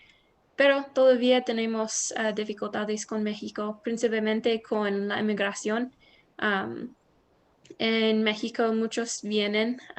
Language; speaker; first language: Spanish; non-native, learner; English